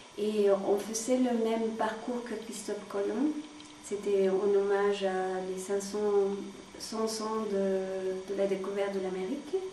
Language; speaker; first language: French; non-native, fluent; Spanish